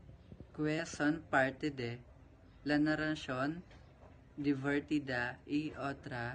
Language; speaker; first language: Spanish; non-native, learner; Filipino